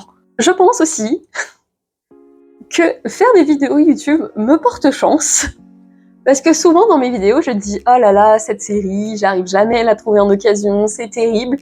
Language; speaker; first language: French; native; French